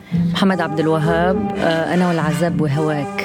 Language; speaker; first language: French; non-native, local second language; Arabic